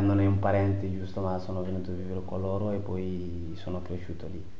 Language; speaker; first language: Italian; non-native, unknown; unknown